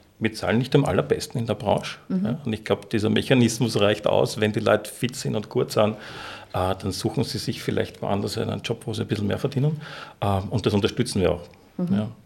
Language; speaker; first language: German; native; German